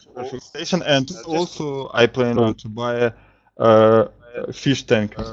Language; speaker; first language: English; non-native, learner; Russian